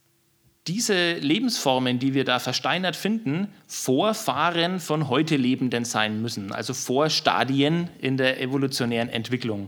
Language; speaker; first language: German; native; German